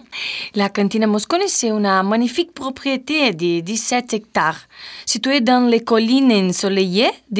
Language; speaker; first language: French; non-native, learner; Italian